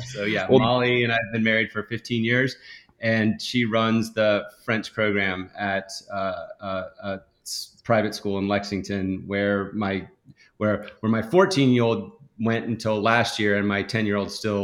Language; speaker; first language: English; native; English